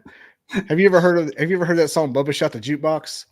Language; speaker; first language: English; native; English